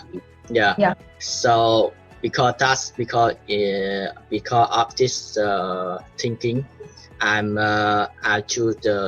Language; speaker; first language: English; non-native, learner; Vietnamese